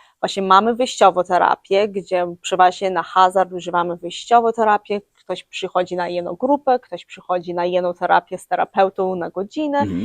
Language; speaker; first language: Polish; early bilingual, heritage; English